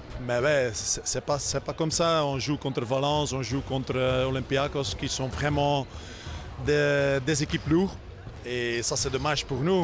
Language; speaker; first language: French; non-native, fluent; Dutch